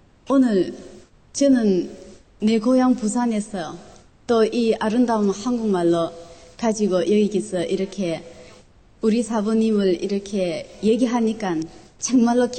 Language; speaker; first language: Korean; non-native, local second language; Chinese